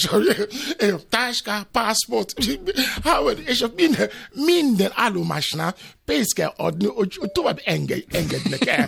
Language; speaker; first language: Hungarian; non-native, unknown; Yoruba